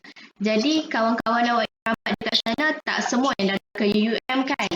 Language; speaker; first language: Malay; native; Malay